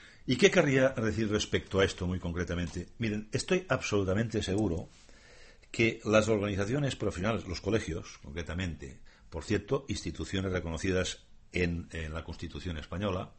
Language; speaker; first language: Spanish; native; Spanish